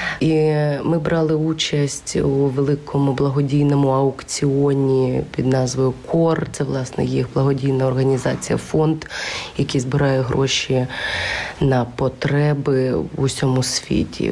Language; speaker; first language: Ukrainian; native; Ukrainian